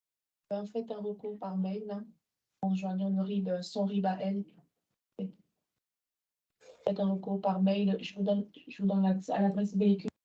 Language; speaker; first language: French; native; French